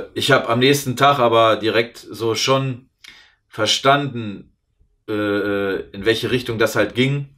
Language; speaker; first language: German; native; German